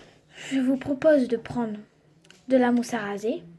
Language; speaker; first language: French; native; French